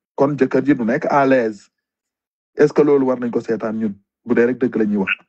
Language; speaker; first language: Wolof; non-native, local second language; Fula